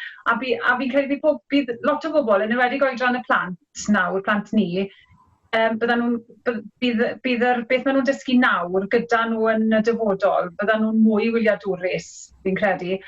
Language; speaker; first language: Welsh; native; Welsh